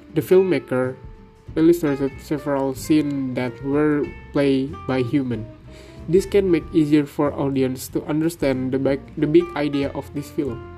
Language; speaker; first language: English; non-native, learner; Indonesian